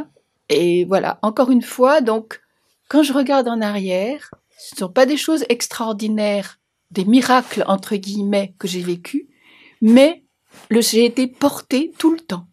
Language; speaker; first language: French; native; French